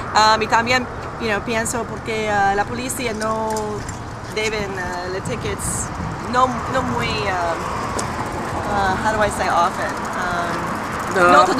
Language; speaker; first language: Spanish; non-native, learner; English